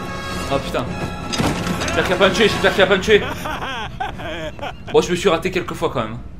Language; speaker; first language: French; native; French